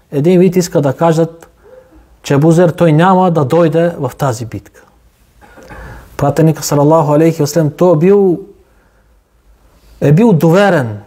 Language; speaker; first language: Bulgarian; non-native, local second language; Turkish